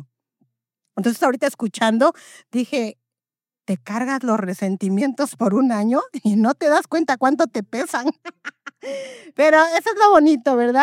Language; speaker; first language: Spanish; native; Spanish